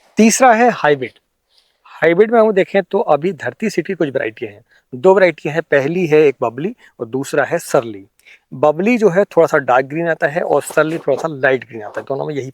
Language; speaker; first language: Hindi; native; Hindi